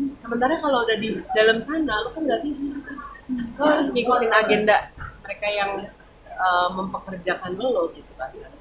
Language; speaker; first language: Indonesian; early bilingual, other home language; German